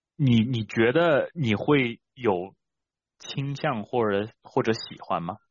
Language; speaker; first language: Chinese; native; Chinese